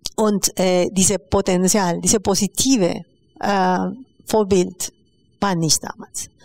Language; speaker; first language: German; non-native, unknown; Spanish